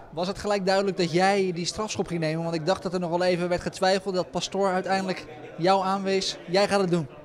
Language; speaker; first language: Dutch; native; Dutch